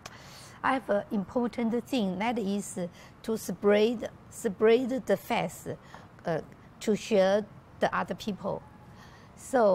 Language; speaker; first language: English; non-native, learner; Chinese